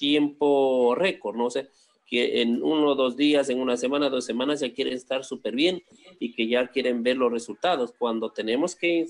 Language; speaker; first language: Spanish; native; Spanish